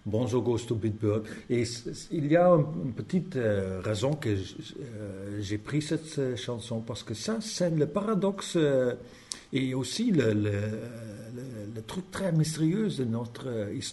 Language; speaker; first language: French; non-native, learner; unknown